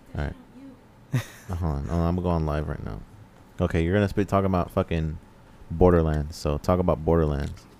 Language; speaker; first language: English; native; English